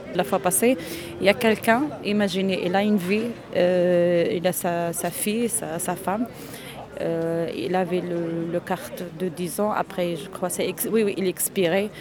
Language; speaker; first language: French; non-native, local second language; Arabic